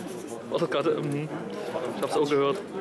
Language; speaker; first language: German; native; German